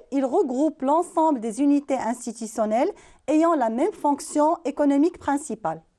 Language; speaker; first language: French; non-native, local second language; Arabic